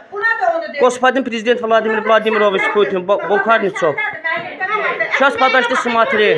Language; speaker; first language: Russian; non-native, learner; Azerbaijani